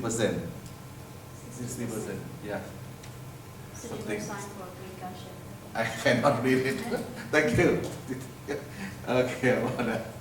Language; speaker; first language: English; non-native, learner; Thai